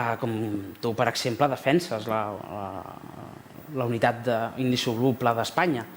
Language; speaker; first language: Catalan; early bilingual, other home language; Spanish